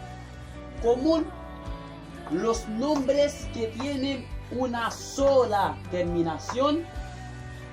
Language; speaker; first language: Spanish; non-native, fluent; Haitian Creole